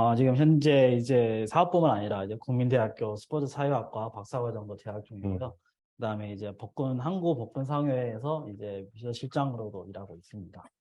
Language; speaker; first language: Korean; non-native, fluent; Chinese